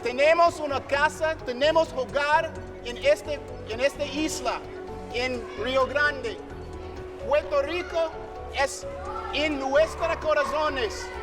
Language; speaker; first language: Spanish; non-native, learner; English